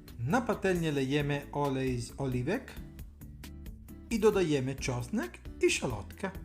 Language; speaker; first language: Polish; non-native, learner; Italian